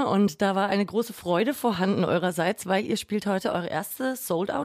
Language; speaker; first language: German; native; German